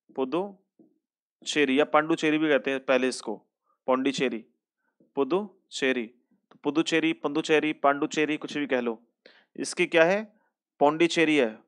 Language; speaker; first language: Hindi; native; Hindi